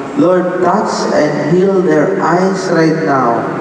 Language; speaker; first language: English; non-native, local second language; Filipino